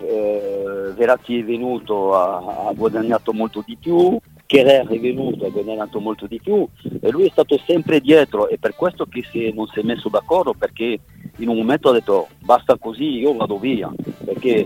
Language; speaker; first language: Italian; non-native, fluent; French